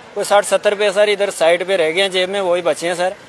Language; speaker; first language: Hindi; native; Hindi